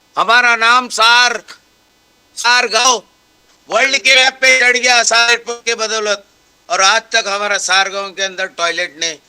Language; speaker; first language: Hindi; non-native, local second language; Marathi